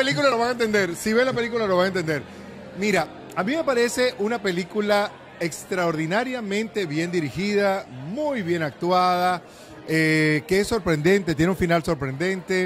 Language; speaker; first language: Spanish; native; Spanish